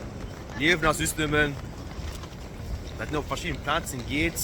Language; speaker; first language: German; non-native, local second language; Luxembourgish